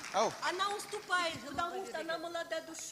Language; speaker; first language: Russian; native; Russian